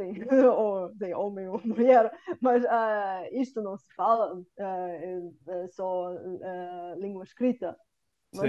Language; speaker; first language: Portuguese; non-native, fluent; Bulgarian